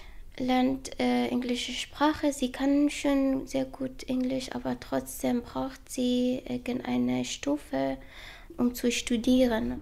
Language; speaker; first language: German; non-native, learner; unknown